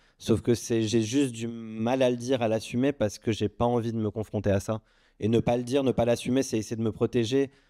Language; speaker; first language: French; early bilingual, other home language; Arabic